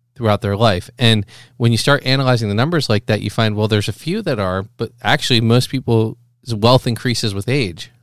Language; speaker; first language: English; native; English